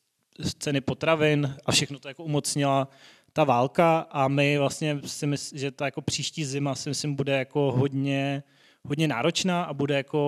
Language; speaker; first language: Czech; native; Czech